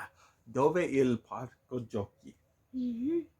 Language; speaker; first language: Italian; non-native, learner; English